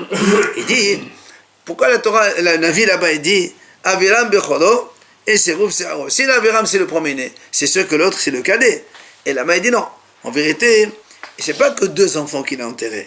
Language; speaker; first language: French; native; French